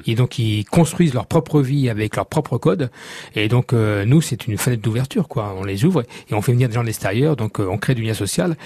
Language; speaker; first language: French; native; French